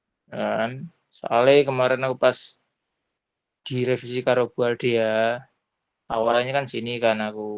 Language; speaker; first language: Indonesian; non-native, local second language; Javanese